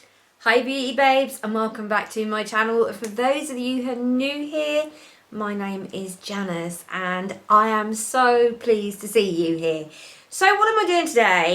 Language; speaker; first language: English; native; English